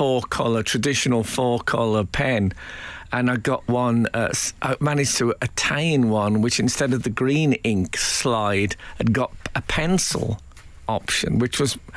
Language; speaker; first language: English; native; English